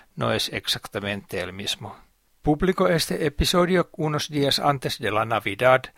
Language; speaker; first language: Spanish; non-native, fluent; Finnish